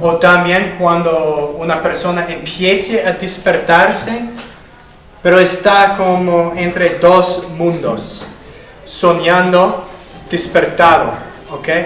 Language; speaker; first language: Spanish; non-native, fluent; English